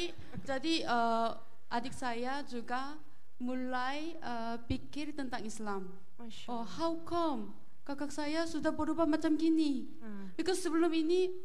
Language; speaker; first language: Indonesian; non-native, learner; Korean